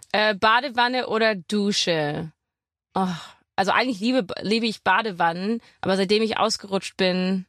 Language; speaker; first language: German; non-native, fluent; English